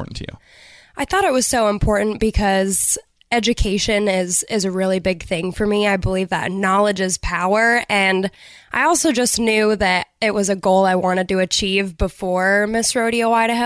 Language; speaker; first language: English; native; English